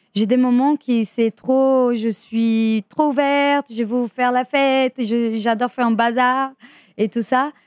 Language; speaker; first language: French; non-native, fluent; Portuguese